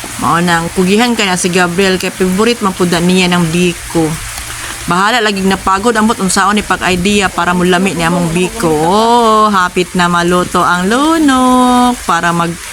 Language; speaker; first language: Cebuano; non-native, local second language; Hiligaynon